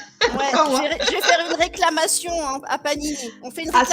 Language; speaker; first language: French; native; French